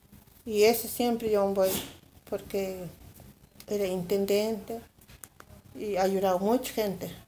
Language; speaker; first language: Spanish; non-native, local second language; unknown